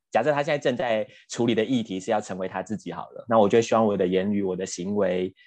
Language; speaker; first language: Chinese; native; Chinese